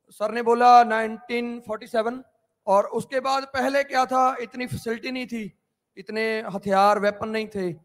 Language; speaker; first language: Hindi; non-native, local second language; Punjabi